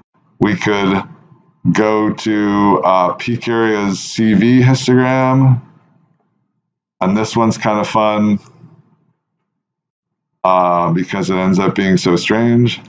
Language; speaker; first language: English; native; English